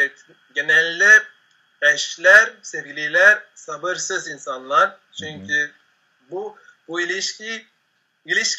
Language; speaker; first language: Turkish; non-native, fluent; Spanish